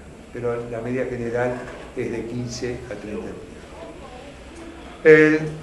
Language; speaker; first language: Spanish; native; Spanish